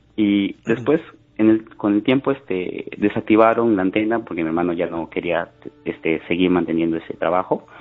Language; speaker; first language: Spanish; native; Spanish